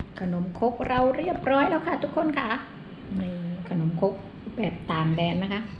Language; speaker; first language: Thai; native; Thai